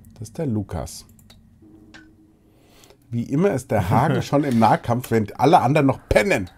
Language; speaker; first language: German; native; German